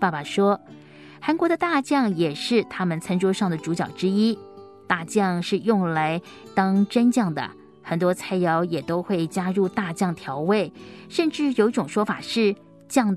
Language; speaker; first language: Chinese; native; Chinese